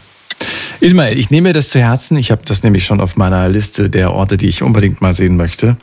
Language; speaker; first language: German; native; German